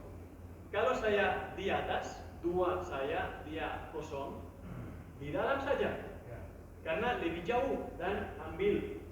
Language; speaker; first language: Indonesian; non-native, learner; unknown